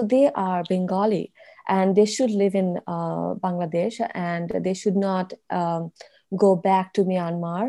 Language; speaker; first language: English; non-native, local second language; Bangla